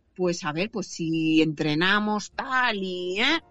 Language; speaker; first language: Spanish; native; Spanish